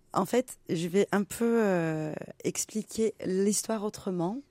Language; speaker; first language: French; non-native, fluent; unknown